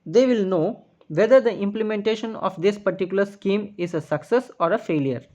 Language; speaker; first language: English; non-native, local second language; Tamil